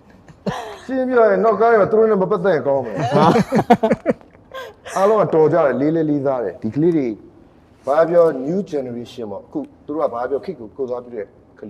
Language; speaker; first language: Burmese; native; Burmese